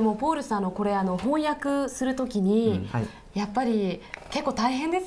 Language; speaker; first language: Japanese; native; Japanese